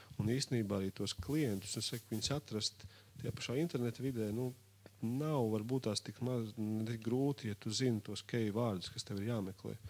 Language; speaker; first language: Latvian; native; Latvian